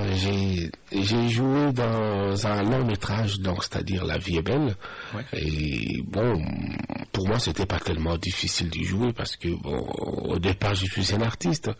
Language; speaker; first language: French; non-native, local second language; Lingala